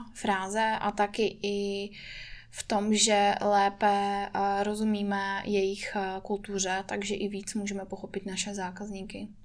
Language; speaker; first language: Czech; non-native, fluent; Russian